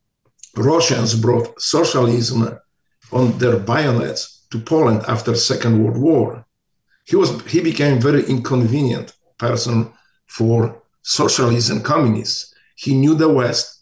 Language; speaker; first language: English; non-native, fluent; Polish